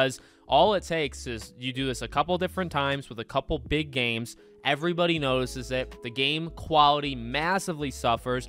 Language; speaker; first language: English; native; English